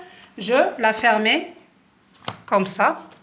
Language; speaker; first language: French; non-native, local second language; Arabic